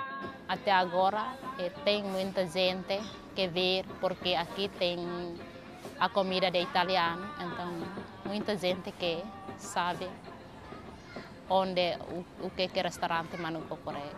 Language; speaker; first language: Portuguese; non-native, learner; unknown